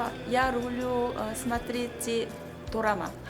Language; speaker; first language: Russian; non-native, learner; Kazakh